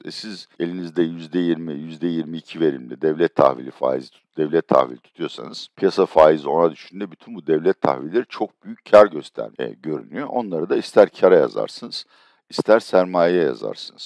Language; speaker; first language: Turkish; native; Turkish